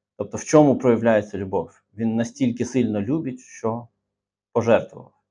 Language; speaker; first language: Ukrainian; native; Ukrainian